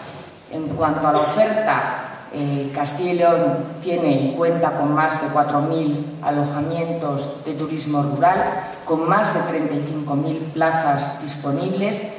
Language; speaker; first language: Spanish; native; Spanish